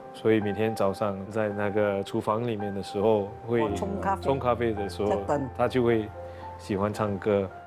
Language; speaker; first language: Chinese; non-native, local second language; English